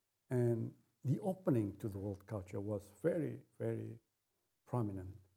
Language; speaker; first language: English; non-native, fluent; Indonesian